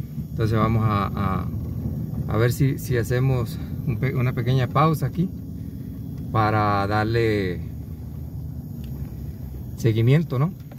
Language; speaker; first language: Spanish; native; Spanish